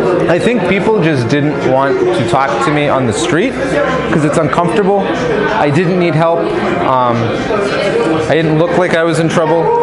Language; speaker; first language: English; native; English